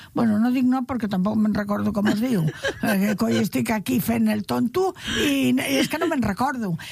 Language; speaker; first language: Catalan; non-native, local second language; Spanish